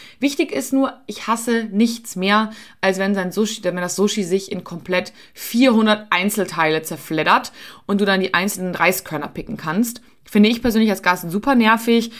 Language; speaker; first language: German; native; German